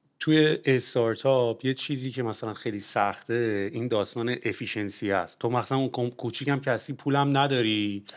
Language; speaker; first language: Persian; native; Persian